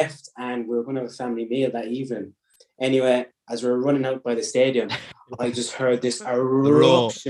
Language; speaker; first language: English; native; English